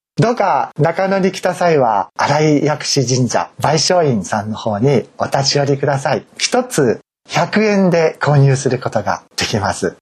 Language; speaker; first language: Japanese; native; Japanese